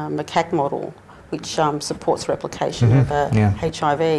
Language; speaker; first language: English; native; English